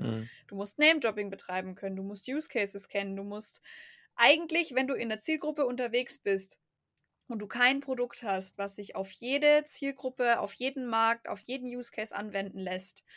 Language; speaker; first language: German; native; German